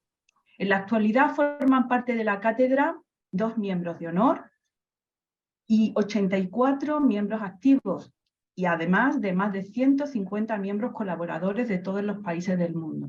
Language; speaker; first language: Spanish; native; Spanish